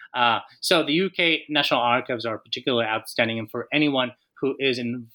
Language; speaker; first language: English; non-native, fluent; Spanish